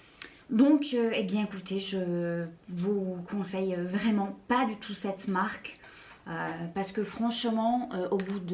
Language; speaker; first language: French; native; French